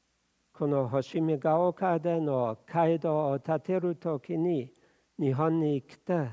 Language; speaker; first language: Japanese; non-native, fluent; German